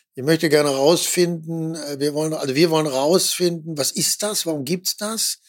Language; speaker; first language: German; native; German